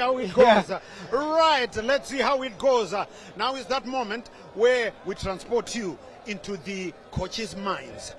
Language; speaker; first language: English; non-native, local second language; Shona